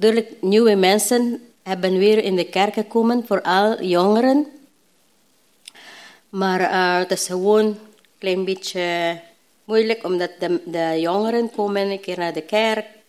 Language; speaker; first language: Dutch; non-native, learner; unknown